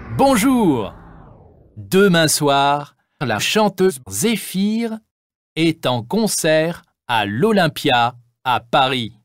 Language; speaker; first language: French; native; French